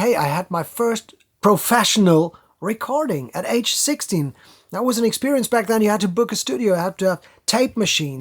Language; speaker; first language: English; non-native, fluent; German